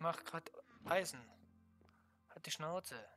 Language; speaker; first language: German; native; German